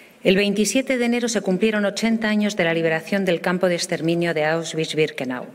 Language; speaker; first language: Spanish; native; Spanish